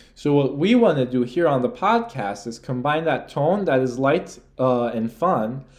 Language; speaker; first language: English; early bilingual, other home language; Turkish